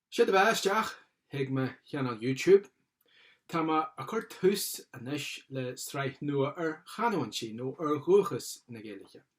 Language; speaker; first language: Irish; non-native, local second language; English